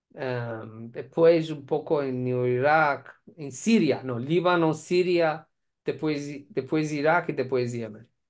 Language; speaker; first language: Portuguese; non-native, learner; Persian